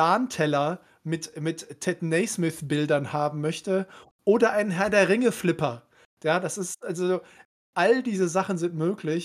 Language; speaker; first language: German; native; German